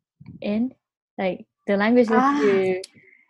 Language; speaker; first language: English; non-native, fluent; Japanese